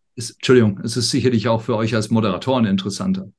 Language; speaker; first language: German; non-native, fluent; English